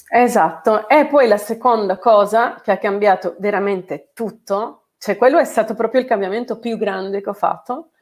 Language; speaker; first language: Italian; non-native, fluent; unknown